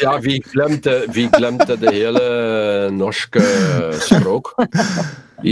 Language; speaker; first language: Norwegian; non-native, learner; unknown